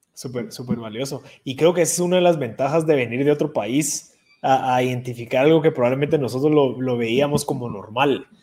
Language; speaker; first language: Spanish; native; Spanish